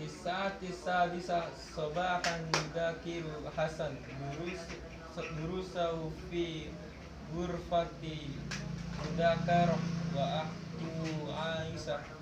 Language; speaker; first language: Arabic; non-native, learner; Indonesian